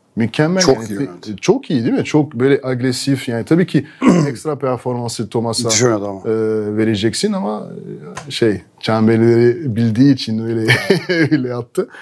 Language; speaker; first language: Turkish; non-native, fluent; French